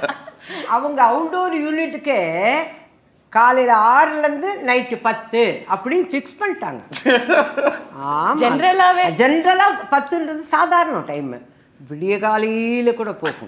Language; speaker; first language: Tamil; native; Tamil